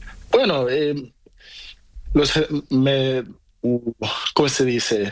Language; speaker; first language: Spanish; non-native, learner; Portuguese